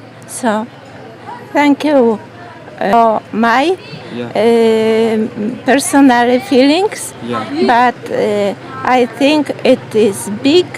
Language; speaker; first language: English; non-native, learner; Polish